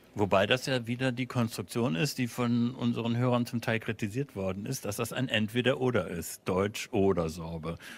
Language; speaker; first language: German; native; German